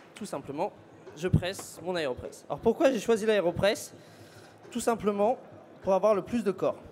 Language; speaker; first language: French; native; French